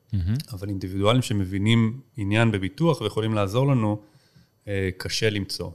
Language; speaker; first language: Hebrew; native; Hebrew